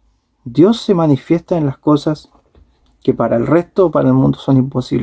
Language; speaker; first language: Spanish; native; Spanish